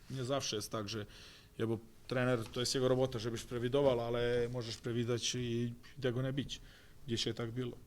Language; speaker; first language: Polish; non-native, fluent; Croatian